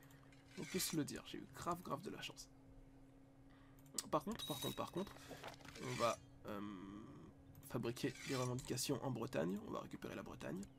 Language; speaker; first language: French; native; French